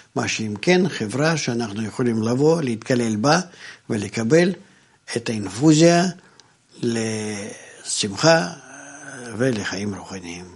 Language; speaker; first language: Hebrew; non-native, fluent; Russian